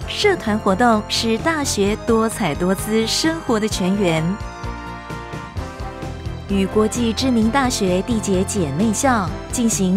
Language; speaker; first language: Chinese; native; Chinese